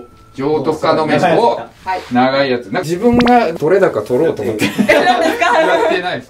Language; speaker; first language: Japanese; native; Japanese